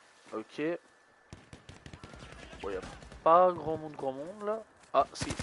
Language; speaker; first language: French; native; French